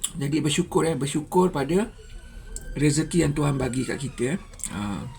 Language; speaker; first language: Malay; native; Malay